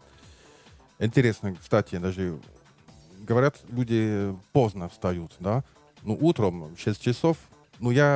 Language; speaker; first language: Russian; non-native, learner; French